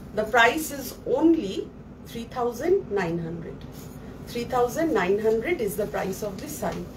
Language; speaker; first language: English; non-native, local second language; Bangla